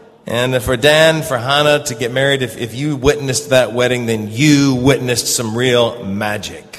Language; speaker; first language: English; native; English